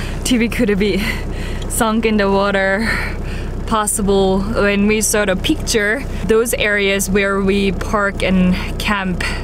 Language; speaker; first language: English; non-native, fluent; Korean